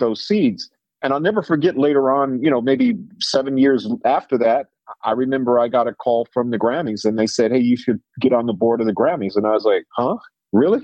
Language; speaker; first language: English; native; English